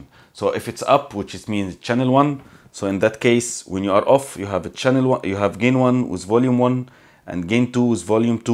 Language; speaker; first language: English; non-native, fluent; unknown